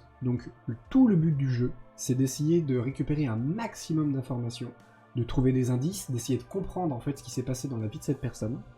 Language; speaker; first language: French; native; French